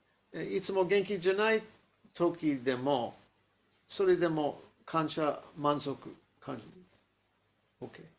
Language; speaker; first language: Japanese; non-native, learner; English